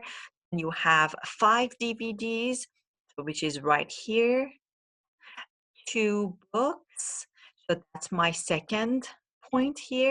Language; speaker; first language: English; non-native, fluent; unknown